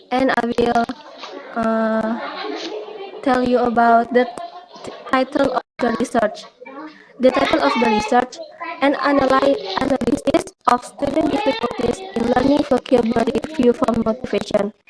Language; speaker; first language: English; non-native, learner; Indonesian